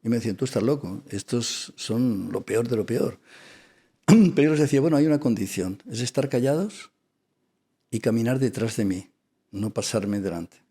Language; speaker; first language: Spanish; non-native, local second language; Catalan